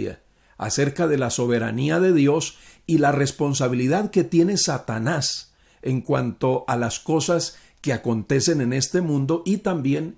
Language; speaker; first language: Spanish; native; Spanish